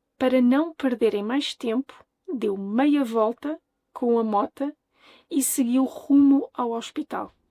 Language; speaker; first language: Portuguese; native; Portuguese